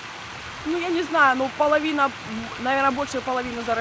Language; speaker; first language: Russian; native; Russian